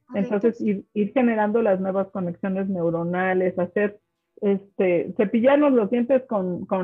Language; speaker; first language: Spanish; non-native, local second language; German